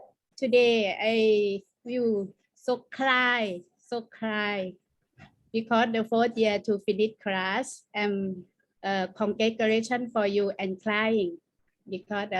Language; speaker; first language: English; non-native, learner; Thai